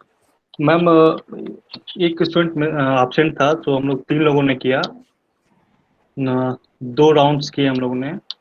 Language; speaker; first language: Hindi; native; Hindi